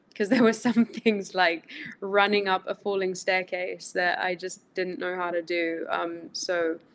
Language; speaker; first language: English; early bilingual, other home language; Greek